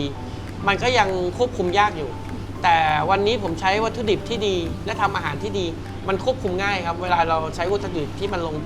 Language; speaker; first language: Thai; native; Thai